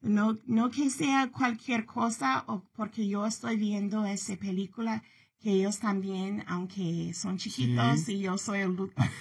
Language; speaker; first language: Spanish; early bilingual, heritage; Spanish